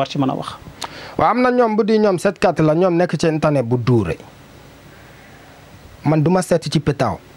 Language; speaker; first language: Wolof; non-native, learner; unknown